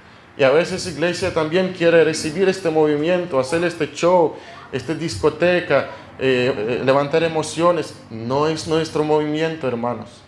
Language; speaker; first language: Spanish; non-native, fluent; Russian